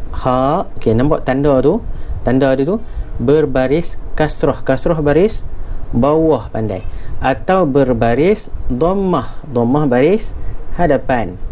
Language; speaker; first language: Malay; native; Malay